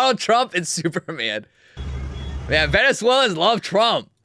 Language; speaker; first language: English; native; English